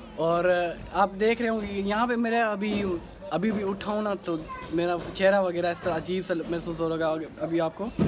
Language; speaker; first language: Urdu; non-native, local second language; Sindhi